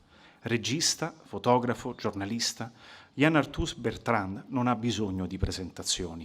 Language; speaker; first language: Italian; native; Italian